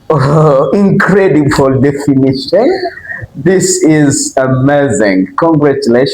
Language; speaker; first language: English; non-native, fluent; French